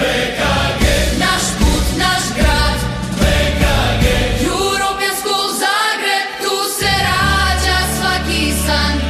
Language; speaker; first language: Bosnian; non-native, local second language; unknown